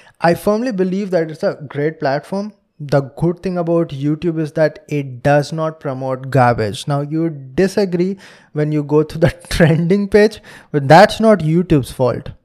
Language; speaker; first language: English; non-native, local second language; Hindi